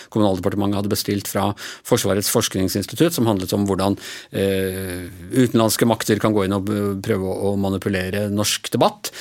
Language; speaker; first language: Norwegian; native; Norwegian